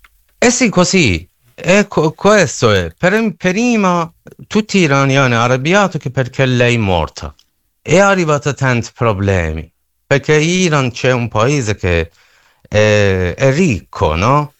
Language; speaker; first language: Italian; non-native, learner; Persian